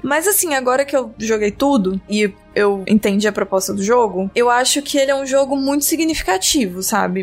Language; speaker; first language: Portuguese; native; Portuguese